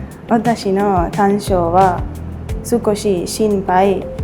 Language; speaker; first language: Japanese; non-native, learner; Sinhala